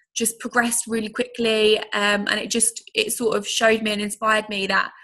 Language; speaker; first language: English; native; English